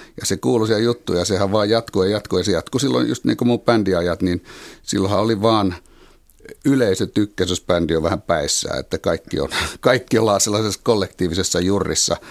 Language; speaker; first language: Finnish; native; Finnish